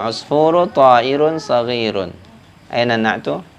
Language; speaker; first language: Arabic; non-native, fluent; Indonesian